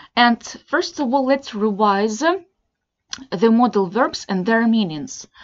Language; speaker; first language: English; non-native, fluent; Russian